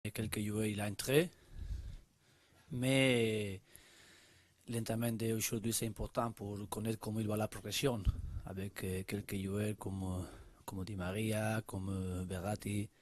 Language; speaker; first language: French; non-native, learner; Spanish